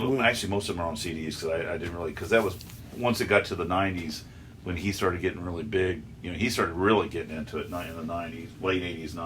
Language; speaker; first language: English; native; English